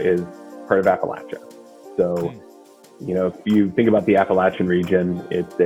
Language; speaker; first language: English; native; English